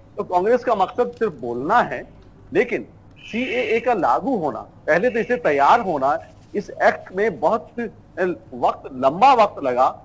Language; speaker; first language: Hindi; native; Hindi